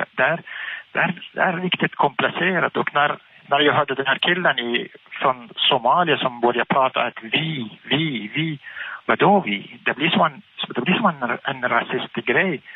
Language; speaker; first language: Swedish; non-native, fluent; Arabic